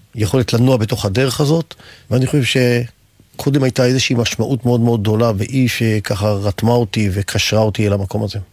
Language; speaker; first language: Hebrew; native; Hebrew